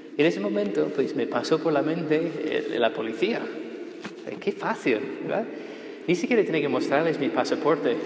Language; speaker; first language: Spanish; non-native, fluent; English